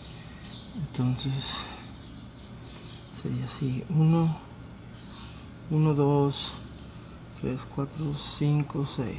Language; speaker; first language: Spanish; native; Spanish